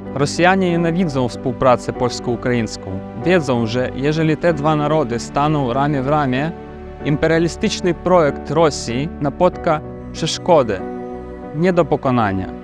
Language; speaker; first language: Polish; non-native, fluent; Ukrainian